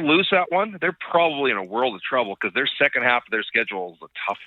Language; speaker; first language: English; native; English